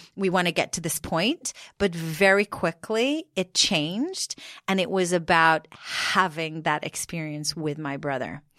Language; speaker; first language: English; non-native, fluent; Hebrew